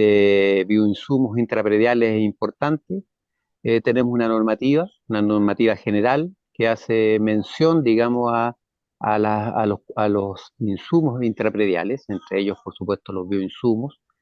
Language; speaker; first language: Spanish; native; Spanish